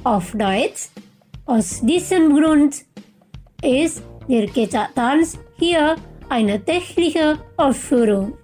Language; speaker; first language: German; non-native, fluent; Indonesian